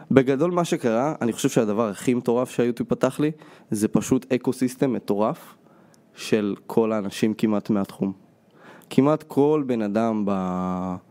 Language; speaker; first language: Hebrew; early bilingual, other home language; Russian